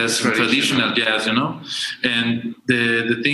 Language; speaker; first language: English; non-native, learner; Spanish